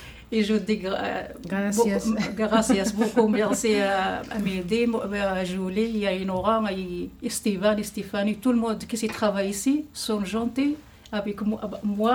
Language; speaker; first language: French; non-native, learner; Arabic